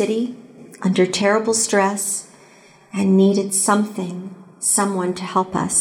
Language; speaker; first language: English; native; English